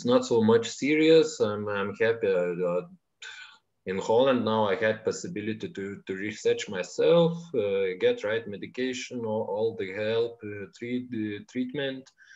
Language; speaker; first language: English; non-native, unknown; Lithuanian